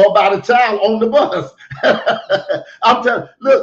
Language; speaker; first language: English; native; English